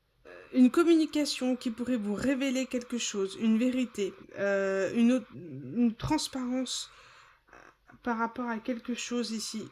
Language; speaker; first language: French; native; French